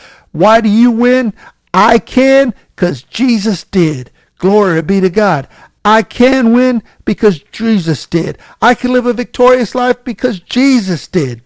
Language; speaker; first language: English; native; English